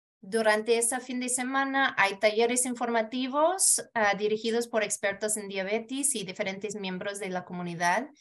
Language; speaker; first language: Spanish; early bilingual, heritage; Spanish